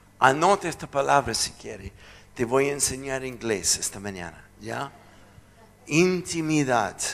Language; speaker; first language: Spanish; non-native, fluent; English